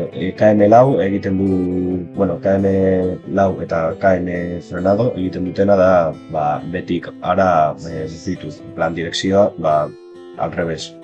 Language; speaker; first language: Basque; non-native, local second language; Spanish